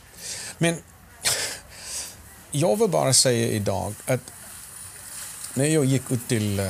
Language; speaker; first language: Swedish; non-native, fluent; Afrikaans